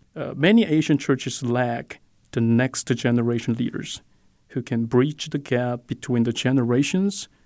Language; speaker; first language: English; non-native, fluent; Korean